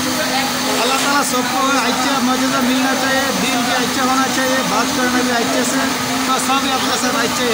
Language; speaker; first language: Hindi; non-native, learner; Bangla